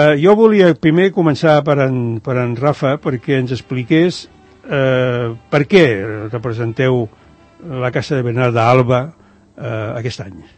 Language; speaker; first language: Catalan; native; Catalan